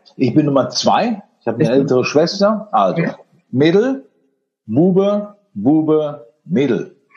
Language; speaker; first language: German; early bilingual, other home language; Spanish